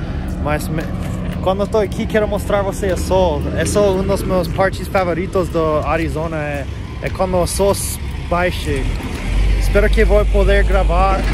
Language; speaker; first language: Portuguese; non-native, fluent; English